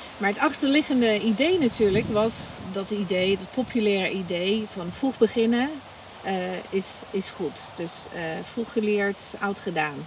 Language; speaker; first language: Dutch; non-native, fluent; English